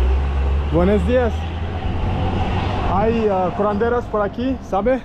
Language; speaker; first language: Spanish; non-native, learner; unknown